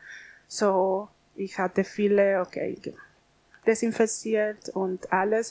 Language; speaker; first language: German; non-native, learner; Spanish